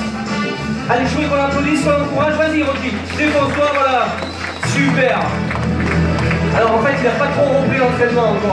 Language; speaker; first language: French; native; French